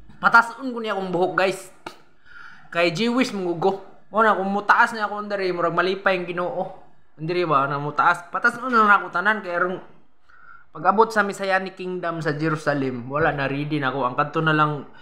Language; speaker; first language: Cebuano; non-native, local second language; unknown